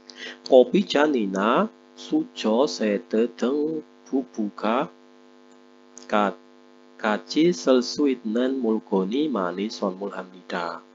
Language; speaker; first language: Korean; non-native, fluent; Indonesian